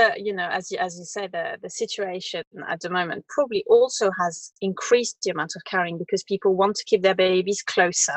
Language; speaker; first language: English; non-native, fluent; French